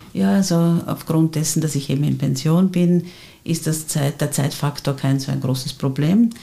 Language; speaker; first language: German; native; German